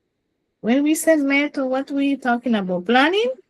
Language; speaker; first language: English; non-native, learner; Spanish